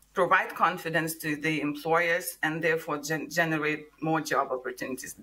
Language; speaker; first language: English; non-native, fluent; Lithuanian